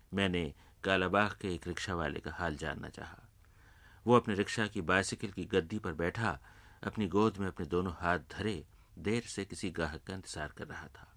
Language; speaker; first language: Urdu; native; Urdu